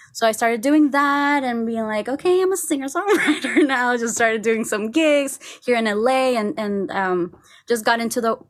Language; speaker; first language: English; non-native, fluent; Spanish